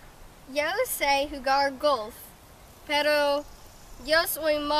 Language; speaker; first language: Spanish; non-native, learner; English